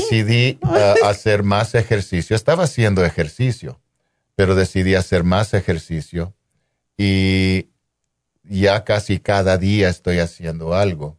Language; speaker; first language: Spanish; non-native, fluent; English